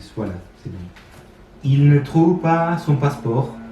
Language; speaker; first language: French; non-native, learner; Sinhala